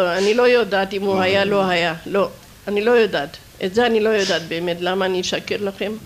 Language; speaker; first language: Hebrew; non-native, fluent; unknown